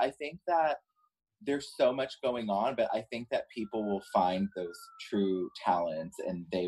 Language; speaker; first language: English; native; English